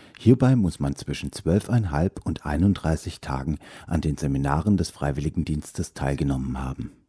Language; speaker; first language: German; native; German